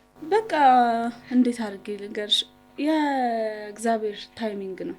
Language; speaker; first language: Amharic; native; Amharic